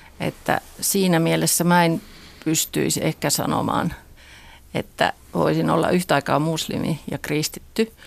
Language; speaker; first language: Finnish; native; Finnish